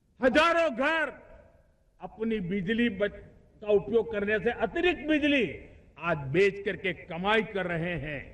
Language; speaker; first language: Hindi; non-native, local second language; Gujarati